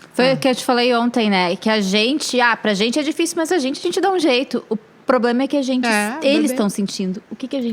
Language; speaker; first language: Portuguese; native; Portuguese